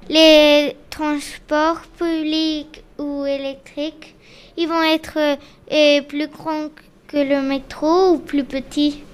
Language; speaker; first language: French; early bilingual, heritage; French